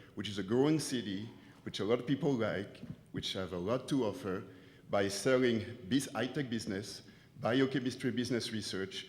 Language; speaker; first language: English; non-native, fluent; French